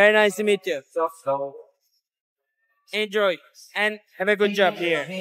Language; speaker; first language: English; non-native, learner; Turkish